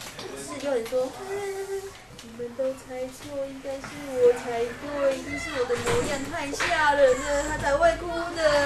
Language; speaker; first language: Chinese; native; Chinese